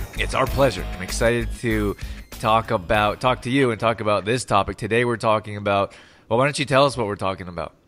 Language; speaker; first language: English; native; English